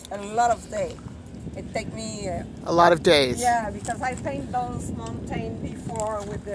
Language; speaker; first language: English; non-native, learner; French